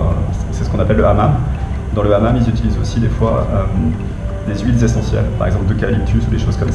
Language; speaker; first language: French; native; French